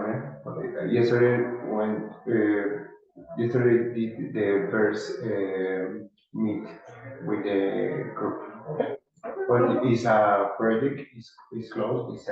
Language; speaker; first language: English; non-native, learner; Spanish